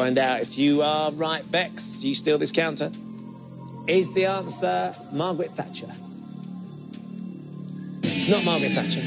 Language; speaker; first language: English; native; English